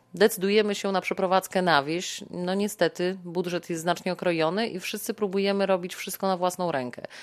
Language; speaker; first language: Polish; native; Polish